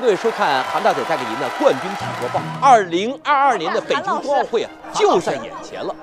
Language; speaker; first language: Chinese; native; Chinese